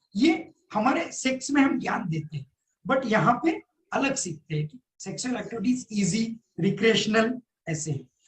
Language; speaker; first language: Hindi; non-native, local second language; Marathi